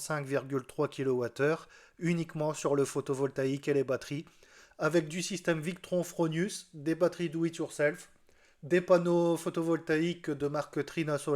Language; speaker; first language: French; native; French